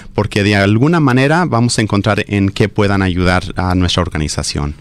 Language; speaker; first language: Spanish; early bilingual, heritage; Spanish